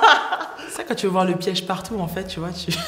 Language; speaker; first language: French; native; French